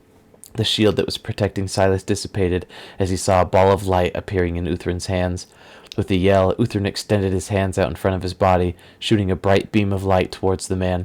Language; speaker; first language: English; native; English